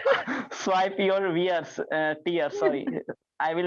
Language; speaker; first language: English; non-native, learner; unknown